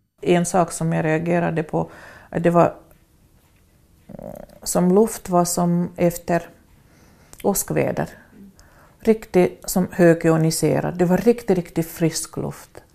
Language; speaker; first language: Swedish; non-native, fluent; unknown